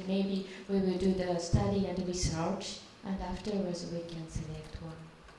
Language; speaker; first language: English; non-native, learner; Japanese